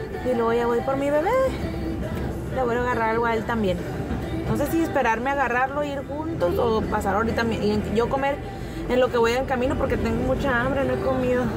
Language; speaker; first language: Spanish; native; Spanish